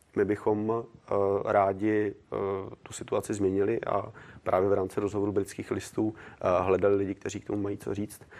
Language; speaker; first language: Czech; native; Czech